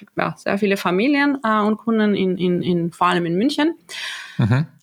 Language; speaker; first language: German; non-native, fluent; Spanish